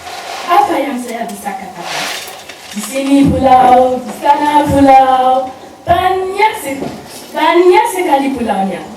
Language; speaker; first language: Indonesian; non-native, learner; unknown